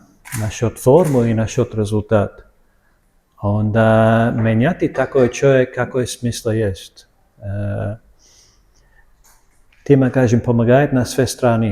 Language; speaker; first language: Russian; non-native, learner; Serbian